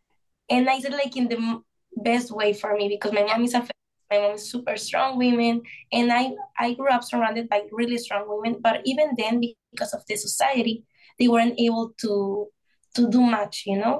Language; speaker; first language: English; non-native, fluent; Spanish